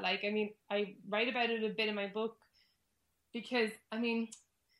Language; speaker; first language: English; native; English